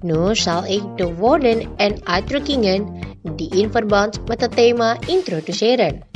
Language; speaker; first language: Dutch; non-native, learner; Indonesian